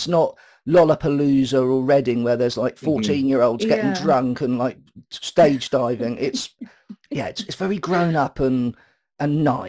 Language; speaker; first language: English; native; English